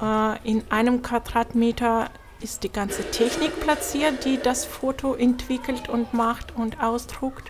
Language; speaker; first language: German; non-native, fluent; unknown